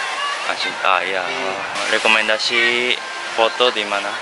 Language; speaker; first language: Indonesian; non-native, learner; Japanese